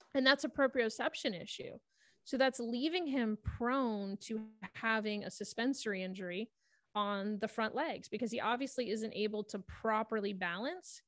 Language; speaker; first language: English; native; English